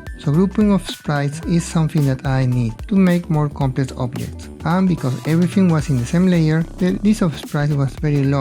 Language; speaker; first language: English; non-native, fluent; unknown